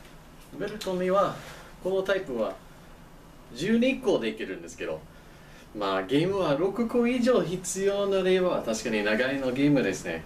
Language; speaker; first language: Japanese; non-native, learner; English